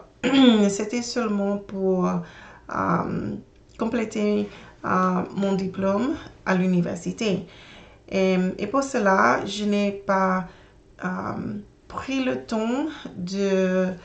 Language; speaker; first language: French; non-native, learner; English